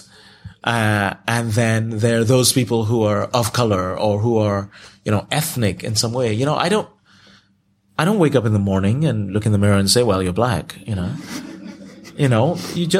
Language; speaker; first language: English; non-native, local second language; Yoruba